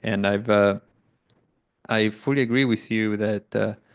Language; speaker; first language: English; non-native, fluent; Italian